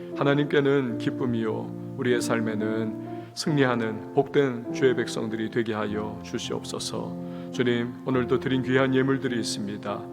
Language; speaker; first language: Korean; native; Korean